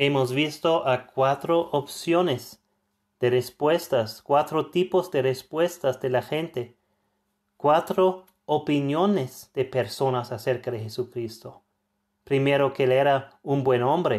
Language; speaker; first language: Spanish; non-native, fluent; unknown